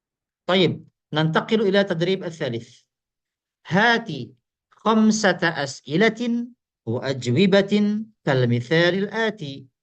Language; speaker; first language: Arabic; non-native, fluent; Indonesian